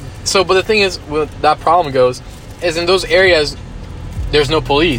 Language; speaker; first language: English; non-native, fluent; Spanish